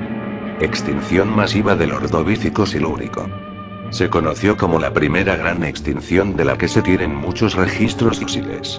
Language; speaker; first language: Spanish; native; Spanish